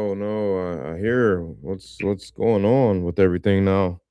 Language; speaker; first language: English; native; English